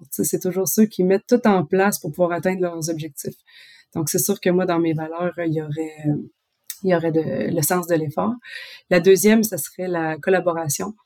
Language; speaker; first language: French; native; French